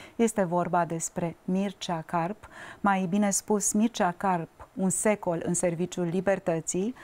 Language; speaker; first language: Romanian; native; Romanian